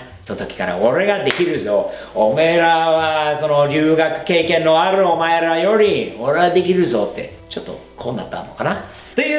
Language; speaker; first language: Japanese; non-native, fluent; English